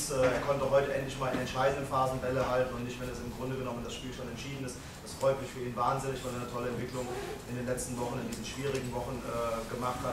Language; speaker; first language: German; native; German